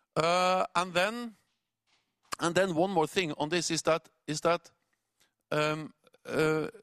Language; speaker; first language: English; non-native, fluent; Norwegian